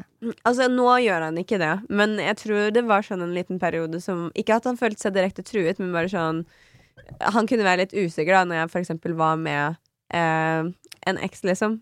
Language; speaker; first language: Norwegian; native; Norwegian